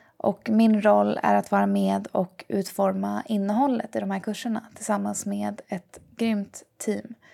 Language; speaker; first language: Swedish; native; Swedish